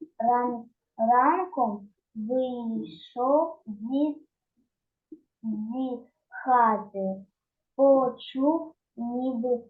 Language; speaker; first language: Ukrainian; non-native, local second language; Russian